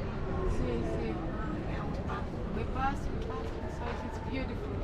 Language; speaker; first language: English; non-native, fluent; Greek